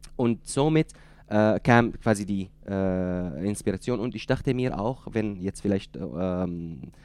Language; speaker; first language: German; non-native, fluent; Arabic